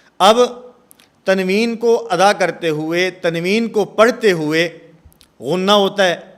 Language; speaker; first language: Urdu; non-native, local second language; Punjabi